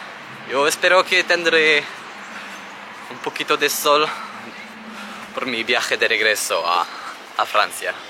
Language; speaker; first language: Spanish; non-native, learner; French